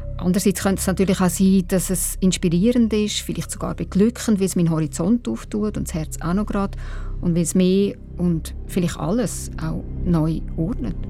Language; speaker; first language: German; native; German